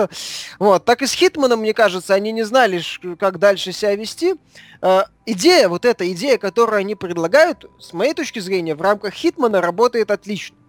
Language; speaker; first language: Russian; native; Russian